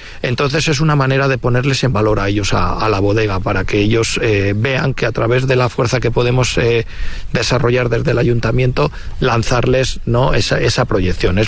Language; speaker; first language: Spanish; native; Spanish